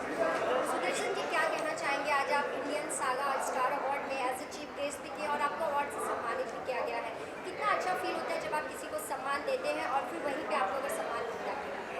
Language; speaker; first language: Hindi; native; Hindi